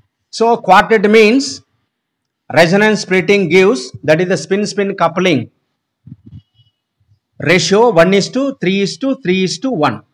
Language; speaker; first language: English; non-native, local second language; Telugu